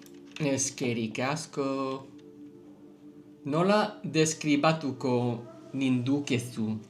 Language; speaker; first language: Basque; non-native, learner; English